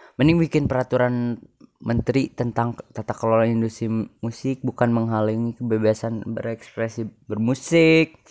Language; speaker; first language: Indonesian; non-native, local second language; Sundanese